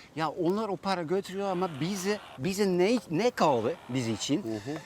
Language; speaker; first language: Turkish; non-native, fluent; Dutch